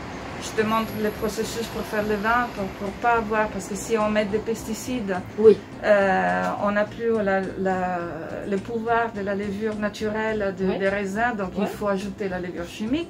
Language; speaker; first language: French; non-native, fluent; Italian